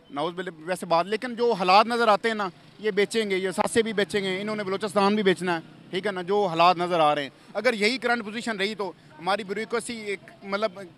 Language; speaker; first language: Urdu; non-native, local second language; Punjabi